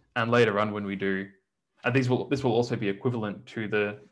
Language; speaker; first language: English; native; English